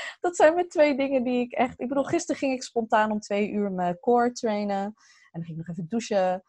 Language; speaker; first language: Dutch; early bilingual, other home language; Arabic